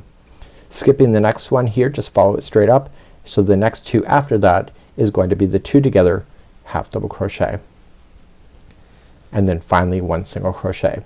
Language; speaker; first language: English; native; English